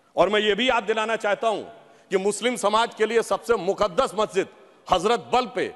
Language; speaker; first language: Hindi; native; Hindi